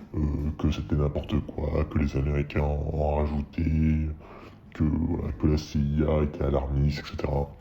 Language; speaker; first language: French; native; French